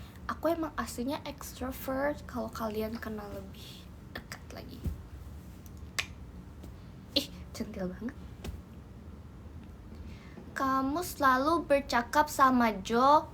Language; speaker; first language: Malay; non-native, learner; Indonesian